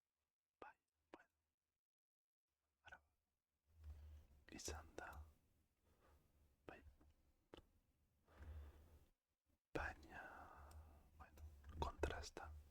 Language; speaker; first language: Basque; non-native, learner; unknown